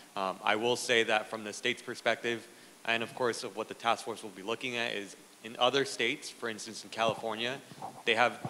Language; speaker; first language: English; early bilingual, other home language; Spanish